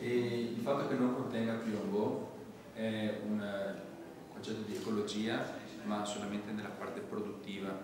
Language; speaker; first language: Italian; native; Italian